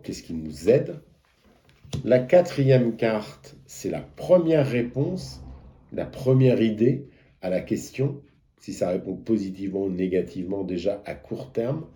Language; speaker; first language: French; native; French